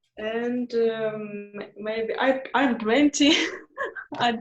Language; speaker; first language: English; non-native, learner; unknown